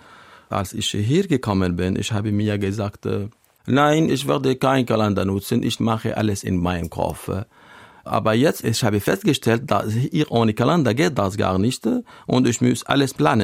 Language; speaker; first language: German; non-native, learner; Arabic